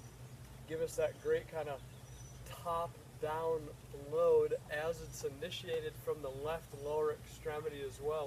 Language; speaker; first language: English; native; English